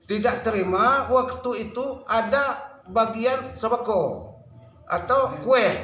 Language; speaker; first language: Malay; non-native, local second language; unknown